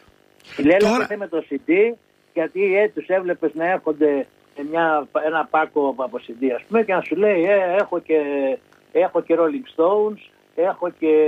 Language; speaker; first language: Greek; native; Greek